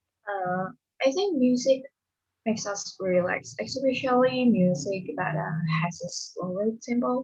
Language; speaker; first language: English; non-native, learner; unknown